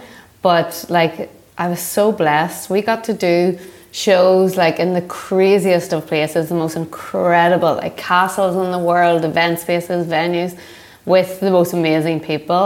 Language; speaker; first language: English; native; English